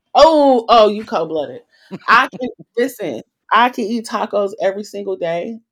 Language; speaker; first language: English; native; English